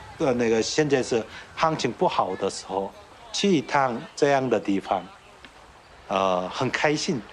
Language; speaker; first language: Chinese; non-native, learner; Korean